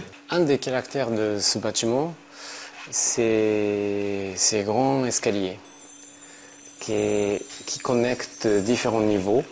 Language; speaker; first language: French; non-native, learner; Japanese